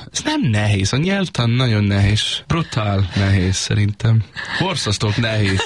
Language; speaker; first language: Hungarian; non-native, learner; Danish